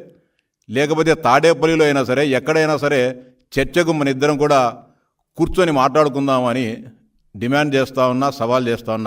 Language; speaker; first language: Telugu; native; Telugu